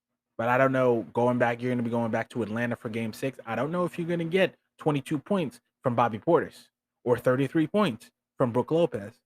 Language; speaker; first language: English; native; English